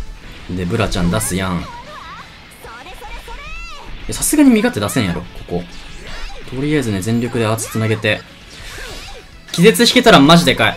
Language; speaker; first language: Japanese; native; Japanese